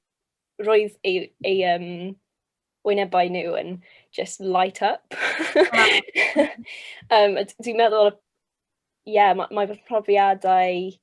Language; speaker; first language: Welsh; non-native, local second language; English